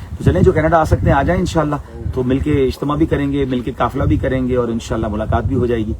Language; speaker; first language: Urdu; native; Urdu